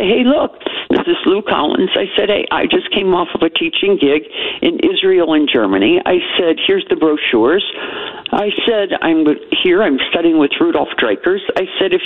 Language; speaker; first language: English; native; English